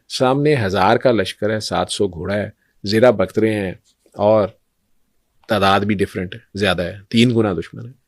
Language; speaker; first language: Urdu; native; Urdu